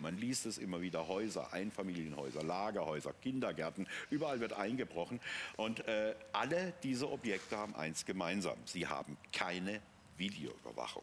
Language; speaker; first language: German; native; German